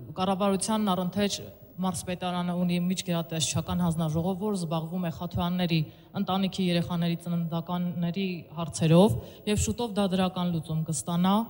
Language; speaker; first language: Armenian; native; Armenian